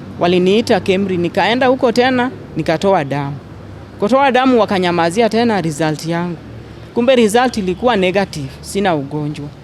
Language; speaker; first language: Swahili; non-native, local second language; Luo (Kenya and Tanzania)